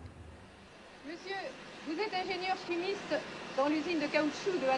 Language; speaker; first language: French; native; French